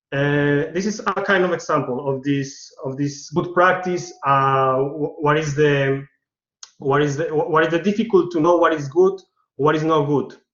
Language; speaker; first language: English; non-native, learner; Spanish